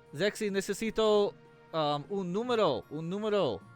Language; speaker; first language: Spanish; non-native, learner; English